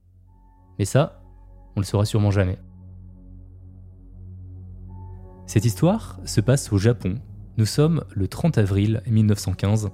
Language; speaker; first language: French; native; French